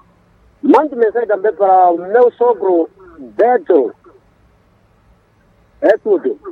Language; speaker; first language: Portuguese; non-native, local second language; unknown